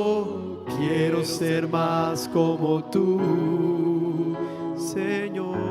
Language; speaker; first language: Spanish; native; Spanish